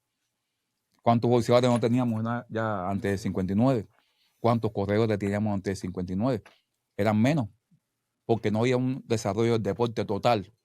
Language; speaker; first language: Spanish; native; Spanish